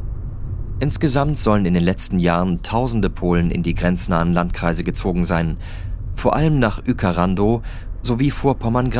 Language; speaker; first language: German; native; German